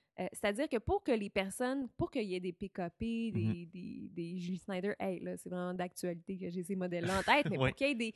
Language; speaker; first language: French; native; French